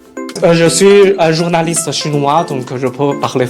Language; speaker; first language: French; non-native, learner; Chinese